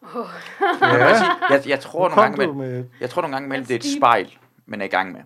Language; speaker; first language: Danish; non-native, fluent; Persian